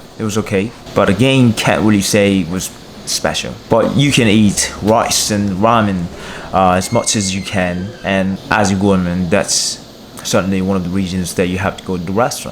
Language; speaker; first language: English; non-native, learner; Korean